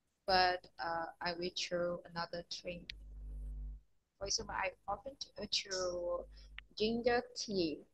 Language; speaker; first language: English; non-native, learner; Vietnamese